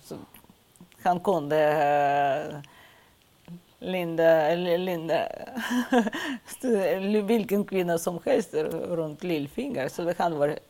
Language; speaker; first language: Swedish; non-native, fluent; Russian